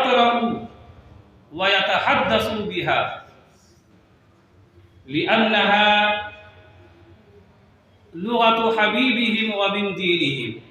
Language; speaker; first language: Arabic; non-native, fluent; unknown